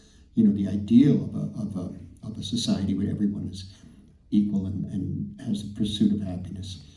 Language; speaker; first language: English; native; English